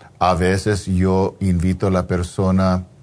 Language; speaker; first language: Spanish; non-native, fluent; English